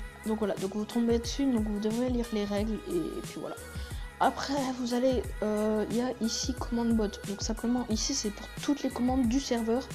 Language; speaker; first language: French; native; French